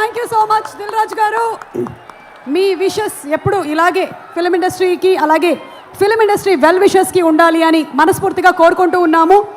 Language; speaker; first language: Telugu; native; Telugu